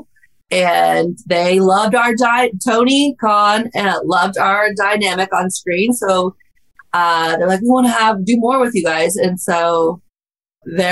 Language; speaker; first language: English; native; English